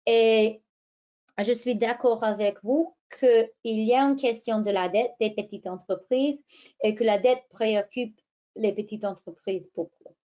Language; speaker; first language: French; non-native, fluent; English